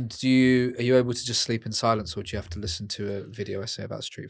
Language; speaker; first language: English; native; English